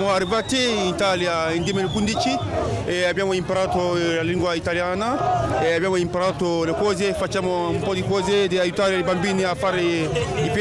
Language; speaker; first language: Italian; non-native, learner; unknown